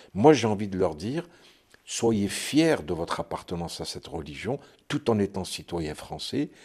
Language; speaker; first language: French; non-native, local second language; Arabic